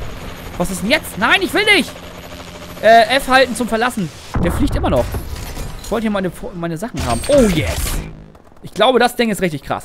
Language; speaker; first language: German; native; German